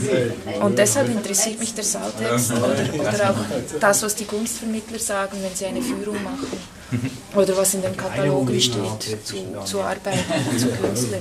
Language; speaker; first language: German; non-native, fluent; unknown